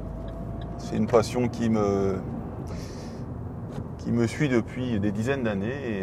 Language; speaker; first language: French; native; French